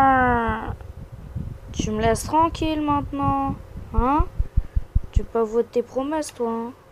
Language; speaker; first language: French; native; French